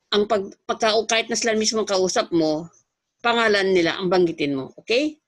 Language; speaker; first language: Filipino; native; Filipino